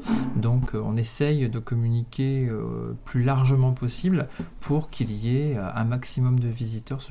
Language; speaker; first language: French; native; French